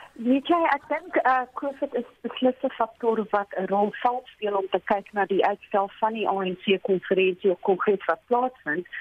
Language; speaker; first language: Afrikaans; non-native, local second language; English